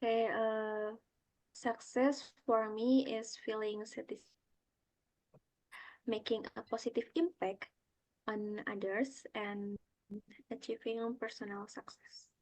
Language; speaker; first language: English; non-native, learner; Indonesian